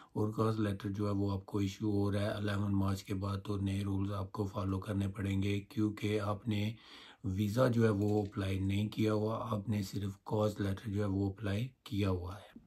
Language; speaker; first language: Urdu; non-native, local second language; Punjabi